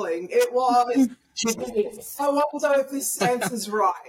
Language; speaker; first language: English; native; English